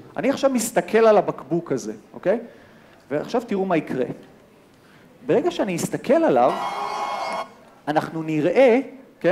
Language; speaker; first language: Hebrew; native; Hebrew